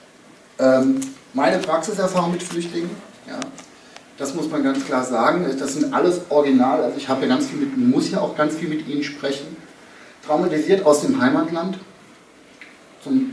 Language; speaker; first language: German; native; German